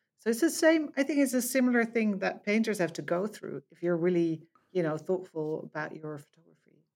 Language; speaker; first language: English; non-native, fluent; Dutch